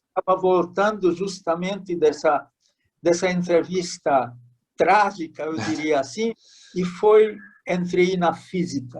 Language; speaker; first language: Portuguese; non-native, fluent; Hungarian